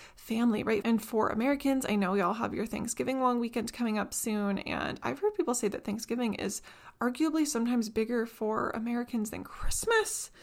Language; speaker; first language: English; native; English